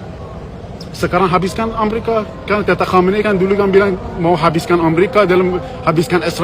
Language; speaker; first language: Indonesian; non-native, learner; Persian